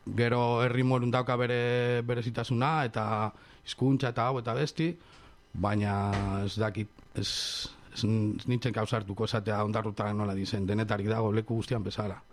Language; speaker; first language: Basque; non-native, local second language; Spanish